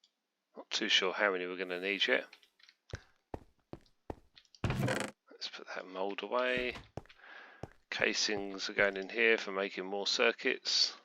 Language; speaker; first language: English; native; English